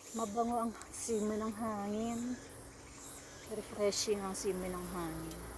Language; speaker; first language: Filipino; native; Filipino